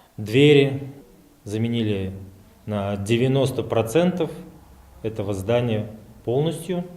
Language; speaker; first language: Russian; native; Russian